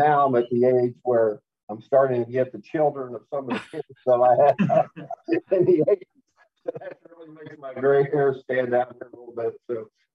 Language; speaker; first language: English; native; English